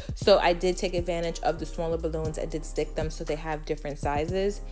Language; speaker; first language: English; native; English